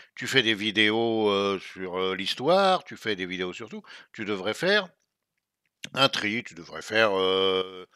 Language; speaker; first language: French; native; French